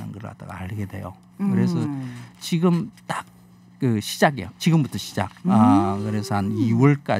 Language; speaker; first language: Korean; native; Korean